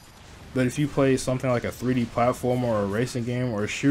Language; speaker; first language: English; native; English